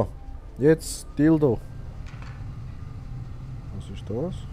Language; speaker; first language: German; native; German